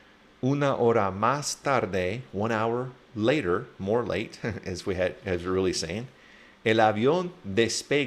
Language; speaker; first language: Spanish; non-native, fluent; English